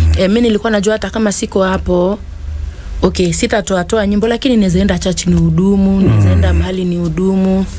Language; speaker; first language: Swahili; non-native, local second language; Lingala